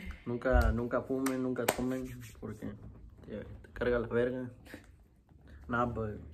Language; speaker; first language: Spanish; early bilingual, other home language; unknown